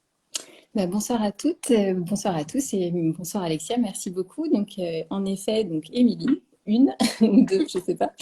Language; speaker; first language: French; native; French